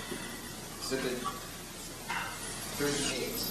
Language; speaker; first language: English; native; English